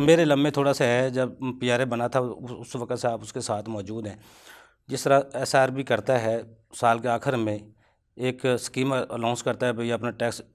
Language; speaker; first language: Urdu; non-native, local second language; Punjabi